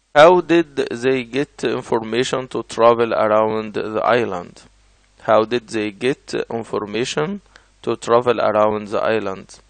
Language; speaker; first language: English; non-native, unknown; Arabic